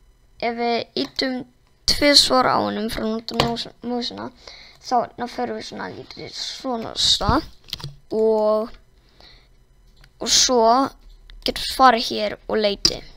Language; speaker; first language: Icelandic; non-native, learner; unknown